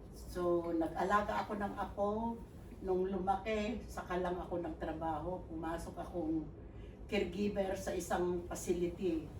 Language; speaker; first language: Filipino; non-native, local second language; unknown